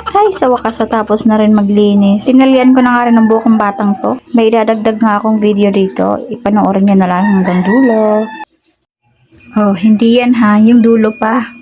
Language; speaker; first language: Filipino; non-native, local second language; Masbatenyo